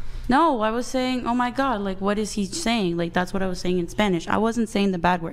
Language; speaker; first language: English; early bilingual, other home language; Portuguese